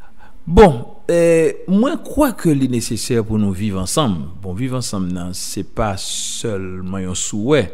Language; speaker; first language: French; non-native, local second language; Haitian Creole